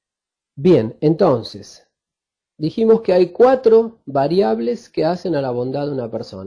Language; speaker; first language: Spanish; native; Spanish